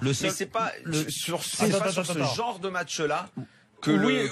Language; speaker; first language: French; native; French